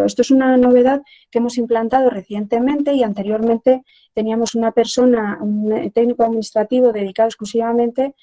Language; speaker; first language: Spanish; native; Spanish